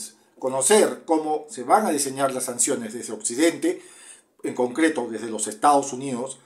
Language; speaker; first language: Spanish; native; Spanish